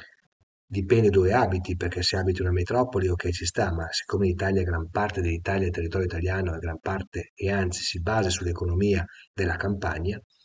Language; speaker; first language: Italian; native; Italian